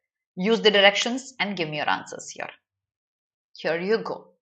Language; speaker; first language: English; non-native, local second language; Hindi